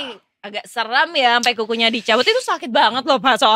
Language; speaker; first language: Indonesian; native; Indonesian